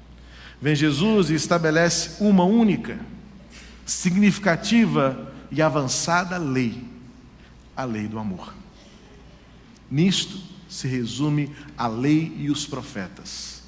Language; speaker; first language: Portuguese; native; Portuguese